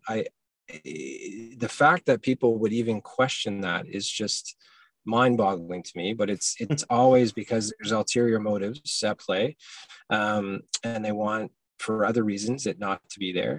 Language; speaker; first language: English; native; English